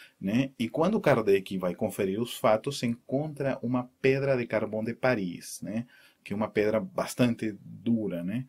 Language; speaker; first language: Portuguese; non-native, fluent; Spanish